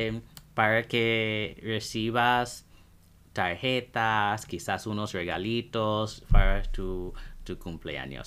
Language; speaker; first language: Spanish; non-native, fluent; English